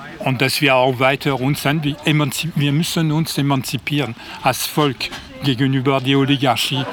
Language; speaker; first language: German; non-native, fluent; French